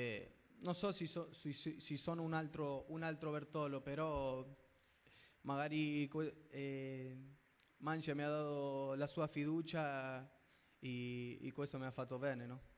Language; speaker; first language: Italian; non-native, fluent; Spanish